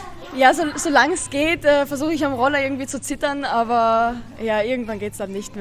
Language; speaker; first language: German; native; German